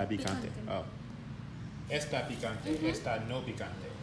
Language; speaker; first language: Spanish; non-native, learner; English